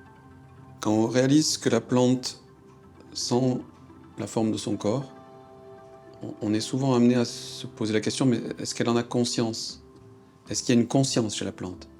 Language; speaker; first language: French; native; French